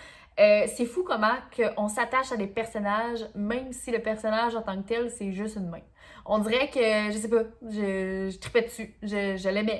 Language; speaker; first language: French; native; French